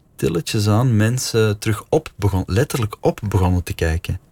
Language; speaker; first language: Dutch; native; Dutch